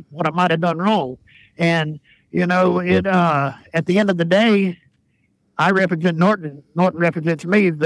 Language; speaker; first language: English; native; English